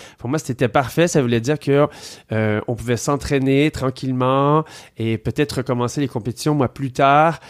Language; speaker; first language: French; native; French